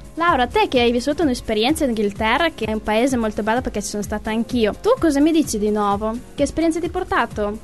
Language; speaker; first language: Italian; native; Italian